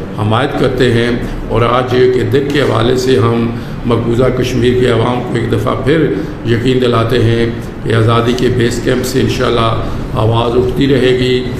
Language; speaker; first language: Urdu; non-native, local second language; Pahari-Potwari